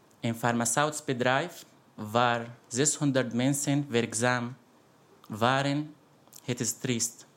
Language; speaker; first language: Dutch; non-native, fluent; Arabic